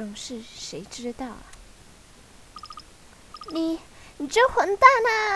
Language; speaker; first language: Chinese; native; Chinese